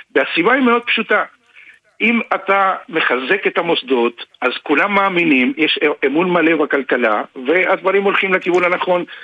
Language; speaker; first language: Hebrew; non-native, fluent; Spanish